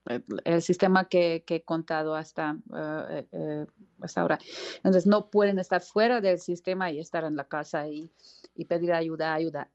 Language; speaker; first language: Spanish; non-native, fluent; Hungarian